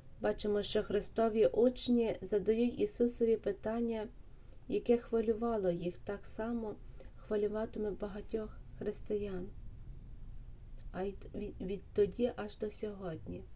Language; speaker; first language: Ukrainian; native; Ukrainian